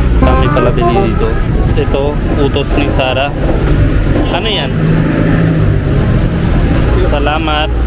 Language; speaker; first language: Filipino; non-native, learner; Hindi